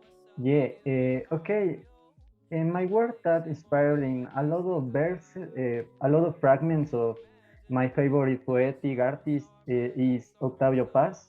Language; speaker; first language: English; non-native, learner; Spanish